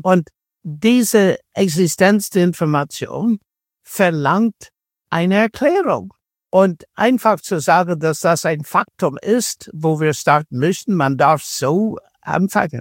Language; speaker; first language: German; non-native, fluent; English